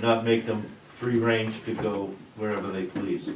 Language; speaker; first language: English; native; English